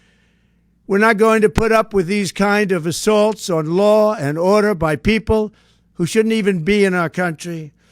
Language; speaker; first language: English; native; English